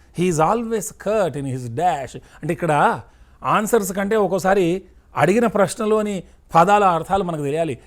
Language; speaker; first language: Telugu; native; Telugu